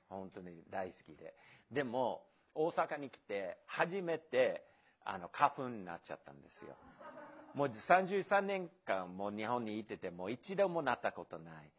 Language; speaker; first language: Japanese; non-native, fluent; English